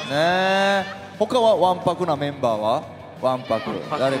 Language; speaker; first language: Japanese; native; Japanese